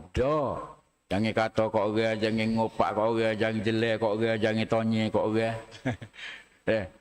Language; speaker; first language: Malay; native; Malay